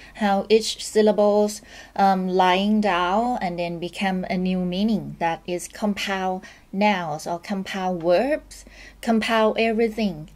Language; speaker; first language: English; non-native, fluent; Thai